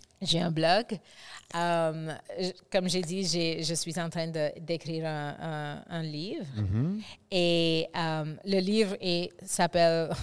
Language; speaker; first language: French; non-native, fluent; English